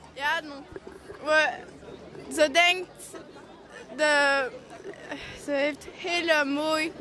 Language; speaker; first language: Dutch; non-native, learner; French